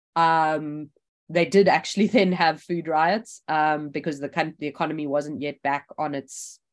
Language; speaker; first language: English; native; English